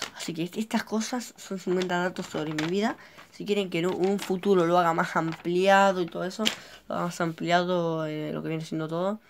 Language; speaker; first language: Spanish; native; Spanish